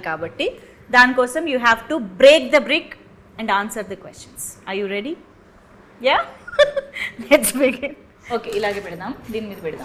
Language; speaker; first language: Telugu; native; Telugu